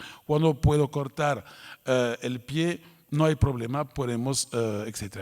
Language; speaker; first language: Spanish; non-native, fluent; French